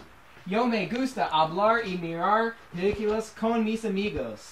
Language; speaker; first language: Spanish; non-native, learner; English